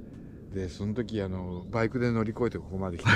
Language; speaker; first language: Japanese; native; Japanese